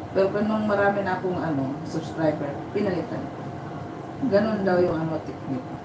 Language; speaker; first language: Filipino; non-native, local second language; Waray